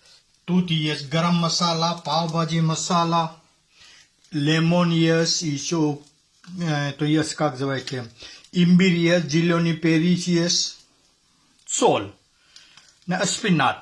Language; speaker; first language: Russian; non-native, learner; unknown